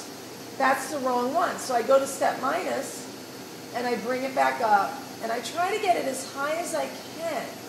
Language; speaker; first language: English; native; English